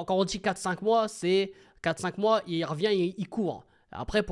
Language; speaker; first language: French; native; French